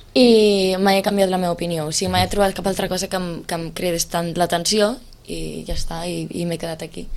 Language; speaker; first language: Catalan; non-native, fluent; Romanian